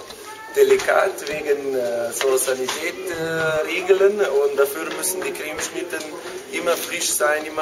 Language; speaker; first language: German; non-native, fluent; Slovenian